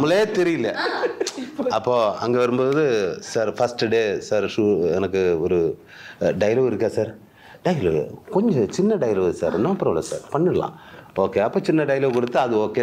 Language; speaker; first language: Tamil; non-native, learner; Malayalam